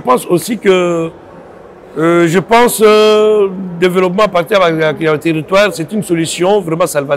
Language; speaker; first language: French; non-native, local second language; Lingala